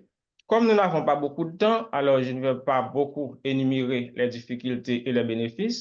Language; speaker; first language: French; non-native, local second language; Haitian Creole